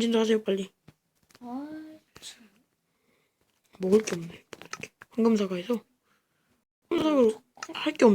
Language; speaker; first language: Korean; native; Korean